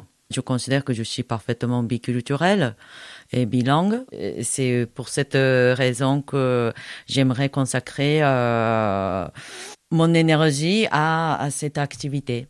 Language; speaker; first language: French; non-native, fluent; Japanese